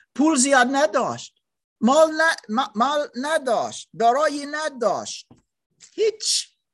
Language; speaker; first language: Persian; non-native, learner; German